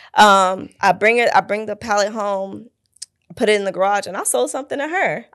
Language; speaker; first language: English; native; English